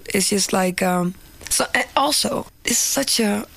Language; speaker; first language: English; non-native, fluent; Dutch